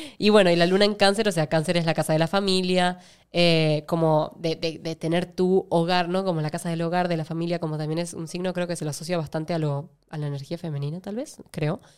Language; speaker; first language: Spanish; native; Spanish